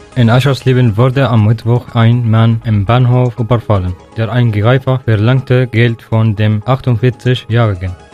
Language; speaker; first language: German; non-native, learner; Arabic